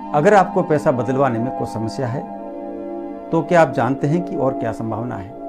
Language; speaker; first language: Hindi; native; Hindi